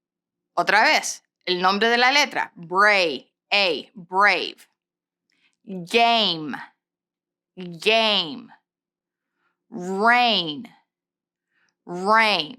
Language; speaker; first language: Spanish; non-native, fluent; English